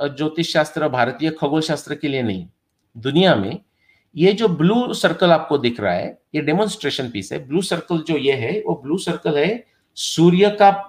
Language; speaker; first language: Hindi; non-native, local second language; Marathi